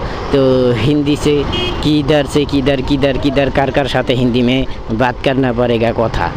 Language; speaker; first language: Hindi; non-native, learner; Bangla